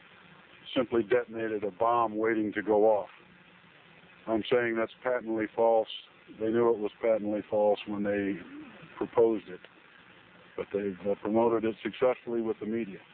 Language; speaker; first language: English; native; English